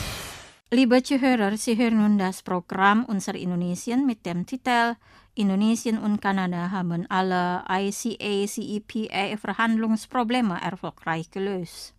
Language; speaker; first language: German; non-native, fluent; Indonesian